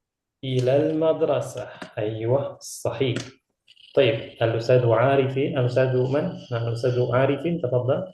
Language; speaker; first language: Arabic; non-native, fluent; Indonesian